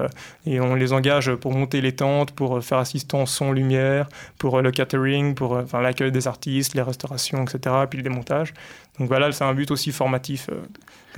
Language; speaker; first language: French; native; French